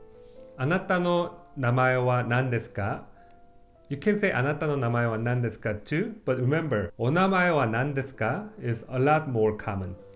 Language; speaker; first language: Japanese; non-native, fluent; Korean